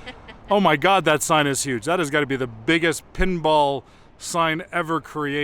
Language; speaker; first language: English; native; English